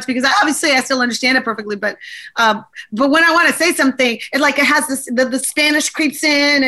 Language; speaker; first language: English; native; English